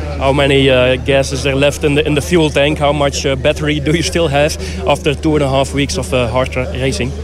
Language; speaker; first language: English; non-native, fluent; Dutch